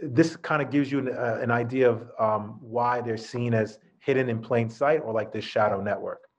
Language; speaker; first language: English; native; English